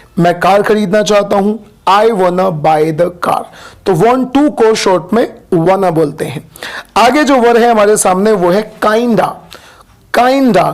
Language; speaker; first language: Hindi; native; Hindi